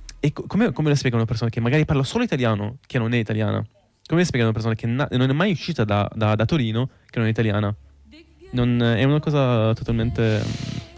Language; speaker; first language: Italian; non-native, fluent; Arabic